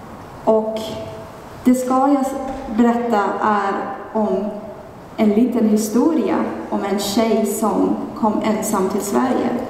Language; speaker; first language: Swedish; non-native, fluent; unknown